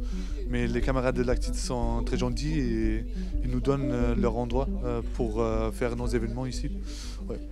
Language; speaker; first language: French; non-native, fluent; Turkish